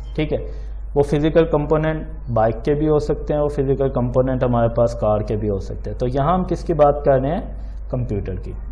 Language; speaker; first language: Urdu; non-native, local second language; Punjabi